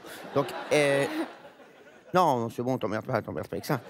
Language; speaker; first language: French; native; French